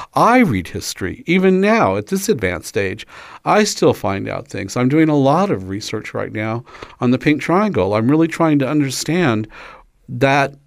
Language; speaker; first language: English; native; English